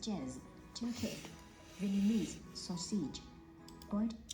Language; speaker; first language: English; non-native, learner; Vietnamese